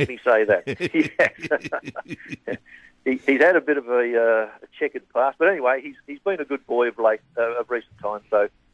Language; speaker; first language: English; native; English